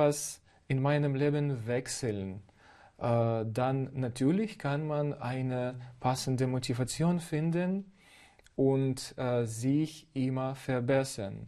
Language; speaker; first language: German; non-native, learner; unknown